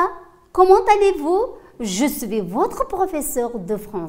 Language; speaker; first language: French; non-native, fluent; Uzbek